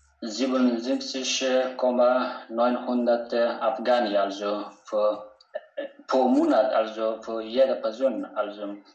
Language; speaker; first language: German; non-native, learner; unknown